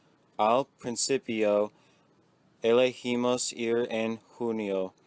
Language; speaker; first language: Spanish; non-native, learner; English